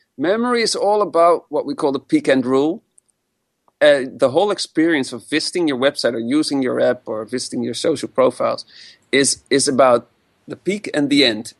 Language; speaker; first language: English; non-native, fluent; Dutch